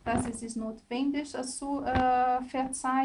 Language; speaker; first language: German; non-native, learner; Portuguese